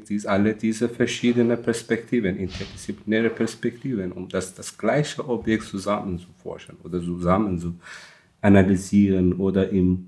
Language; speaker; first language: German; non-native, fluent; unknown